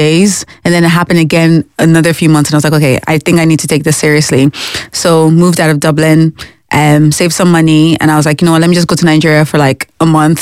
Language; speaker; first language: English; native; English